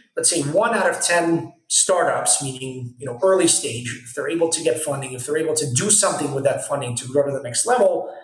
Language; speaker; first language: English; native; English